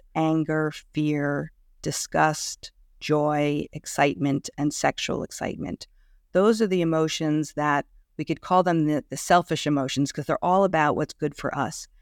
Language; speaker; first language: English; native; English